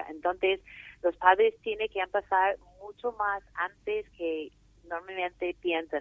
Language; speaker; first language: Spanish; non-native, fluent; English